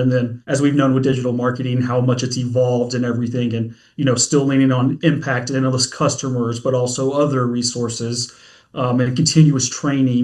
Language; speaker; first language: English; native; English